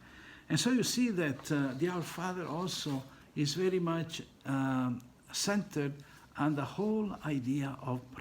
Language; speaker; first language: English; non-native, fluent; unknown